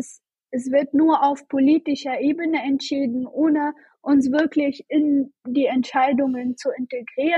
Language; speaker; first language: German; non-native, fluent; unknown